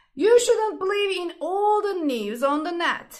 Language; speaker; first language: English; non-native, fluent; Turkish